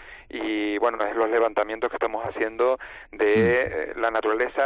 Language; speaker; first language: Spanish; native; Spanish